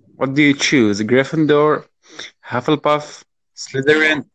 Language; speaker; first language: English; non-native, fluent; Arabic